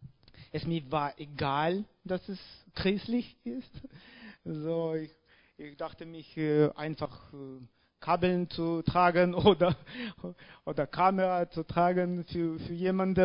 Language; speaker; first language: German; non-native, learner; Russian